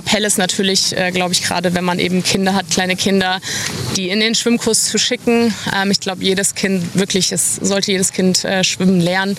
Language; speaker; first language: German; native; German